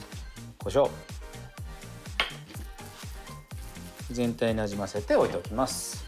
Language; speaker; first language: Japanese; native; Japanese